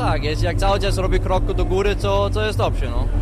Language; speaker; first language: Polish; non-native, learner; Danish